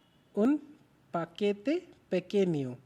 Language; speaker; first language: Spanish; non-native, learner; Hindi